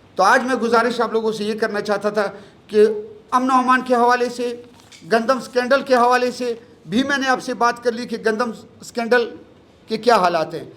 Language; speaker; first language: Urdu; non-native, local second language; Pashto